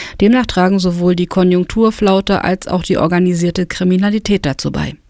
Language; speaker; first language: German; native; German